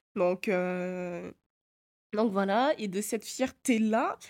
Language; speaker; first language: French; native; French